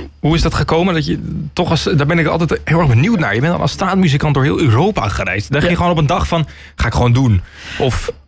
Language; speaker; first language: Dutch; native; Dutch